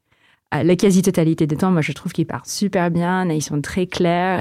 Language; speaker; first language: French; non-native, fluent; Filipino